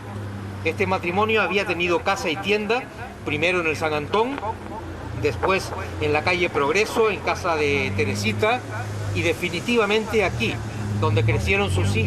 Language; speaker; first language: Spanish; native; Spanish